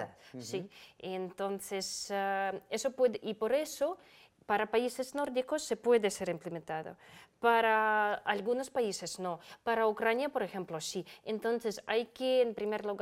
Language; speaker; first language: Spanish; non-native, fluent; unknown